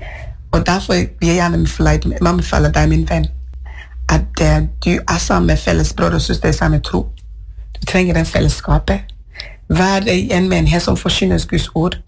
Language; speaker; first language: Norwegian; non-native, fluent; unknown